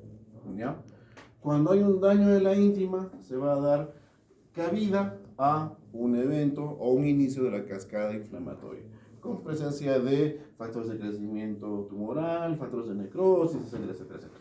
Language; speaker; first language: Spanish; native; Spanish